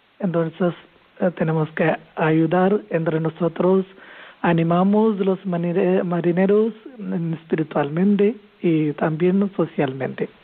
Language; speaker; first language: Spanish; non-native, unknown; Malayalam